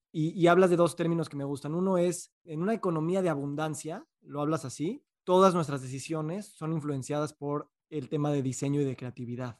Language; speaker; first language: Spanish; native; Spanish